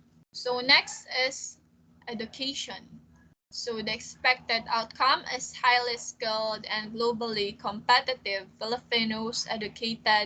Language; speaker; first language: English; non-native, local second language; Filipino